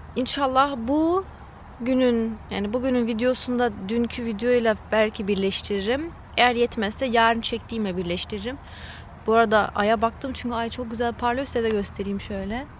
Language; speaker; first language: Turkish; early bilingual, heritage; Turkish